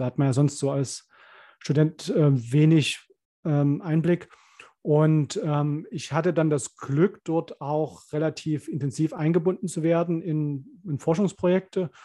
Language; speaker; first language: German; native; German